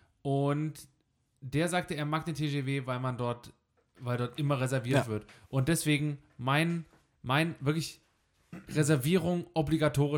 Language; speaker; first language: German; native; German